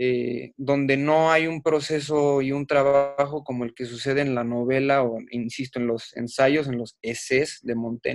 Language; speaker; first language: Spanish; native; Spanish